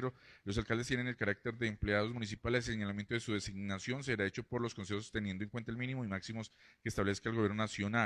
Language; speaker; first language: Spanish; native; Spanish